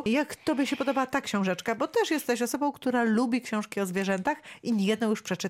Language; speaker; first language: Polish; native; Polish